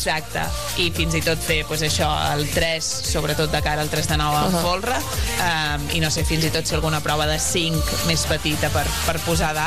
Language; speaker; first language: Catalan; native; Catalan